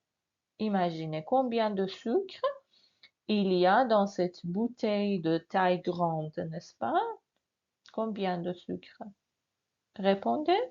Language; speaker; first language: French; non-native, fluent; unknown